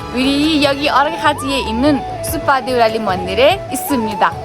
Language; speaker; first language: Korean; non-native, learner; Nepali